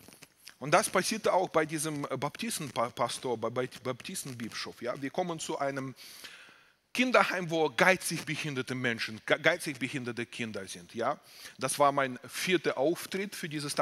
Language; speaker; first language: German; non-native, fluent; Russian